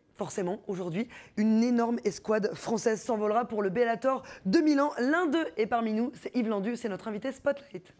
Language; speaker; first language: French; native; French